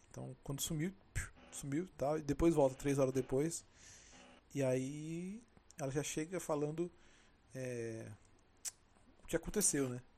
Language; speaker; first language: Portuguese; native; Portuguese